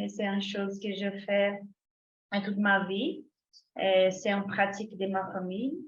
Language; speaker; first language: French; non-native, learner; Portuguese